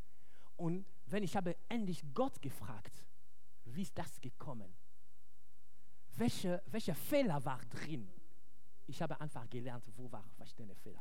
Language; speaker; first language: German; non-native, fluent; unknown